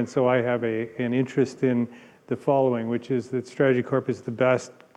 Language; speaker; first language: English; native; English